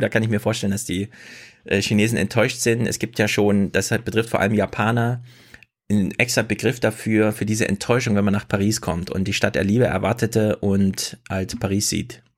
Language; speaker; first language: German; native; German